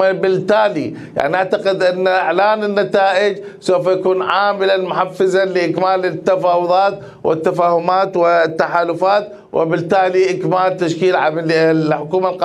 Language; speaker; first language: Arabic; native; Arabic